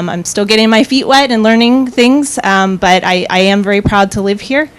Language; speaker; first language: English; native; English